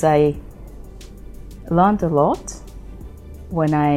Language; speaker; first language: English; non-native, fluent; Japanese